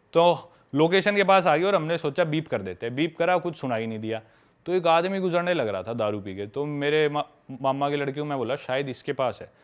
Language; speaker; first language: Hindi; native; Hindi